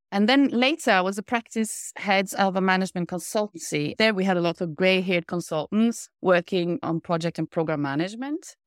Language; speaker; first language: English; non-native, fluent; Norwegian